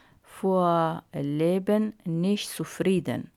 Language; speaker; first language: German; non-native, learner; Arabic